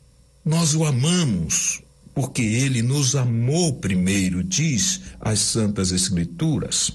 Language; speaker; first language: Portuguese; native; Portuguese